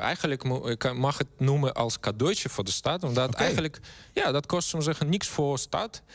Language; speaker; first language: Dutch; non-native, learner; Russian